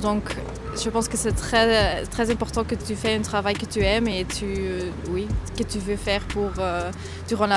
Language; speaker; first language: French; non-native, local second language; Dutch